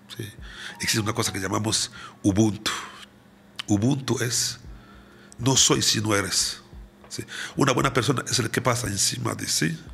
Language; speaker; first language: Spanish; non-native, fluent; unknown